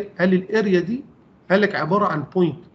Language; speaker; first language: Arabic; native; Arabic